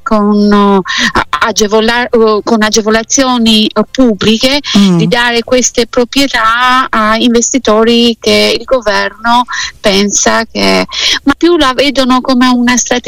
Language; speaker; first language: Italian; non-native, fluent; Albanian